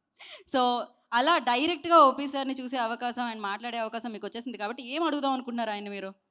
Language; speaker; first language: Telugu; native; Telugu